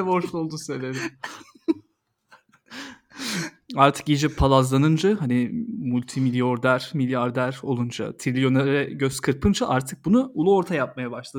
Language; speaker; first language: Turkish; native; Turkish